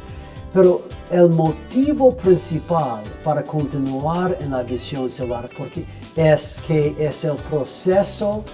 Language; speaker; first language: Spanish; non-native, fluent; English